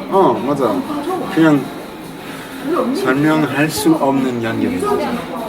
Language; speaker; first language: Korean; non-native, learner; English